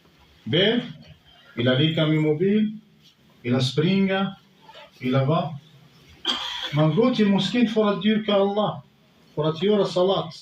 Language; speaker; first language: Swedish; non-native, fluent; Arabic